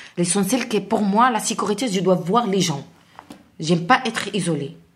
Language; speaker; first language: French; non-native, learner; Arabic